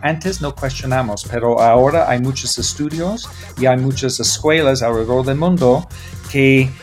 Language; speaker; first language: Spanish; non-native, fluent; English